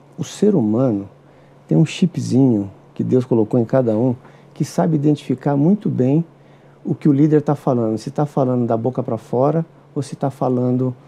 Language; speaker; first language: Portuguese; native; Portuguese